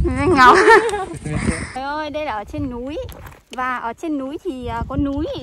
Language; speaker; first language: Vietnamese; native; Vietnamese